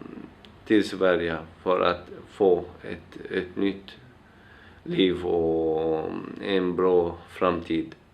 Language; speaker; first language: Swedish; non-native, fluent; Arabic